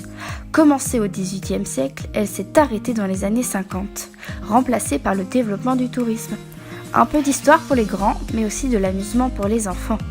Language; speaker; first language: French; native; French